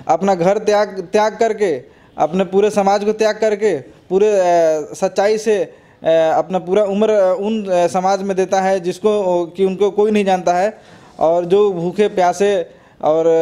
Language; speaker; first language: Hindi; native; Hindi